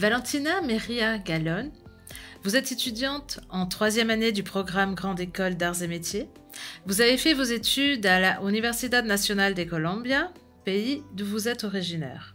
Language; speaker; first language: French; native; French